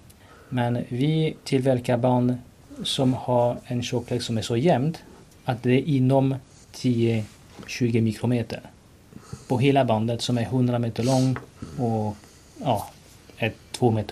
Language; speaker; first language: Swedish; non-native, fluent; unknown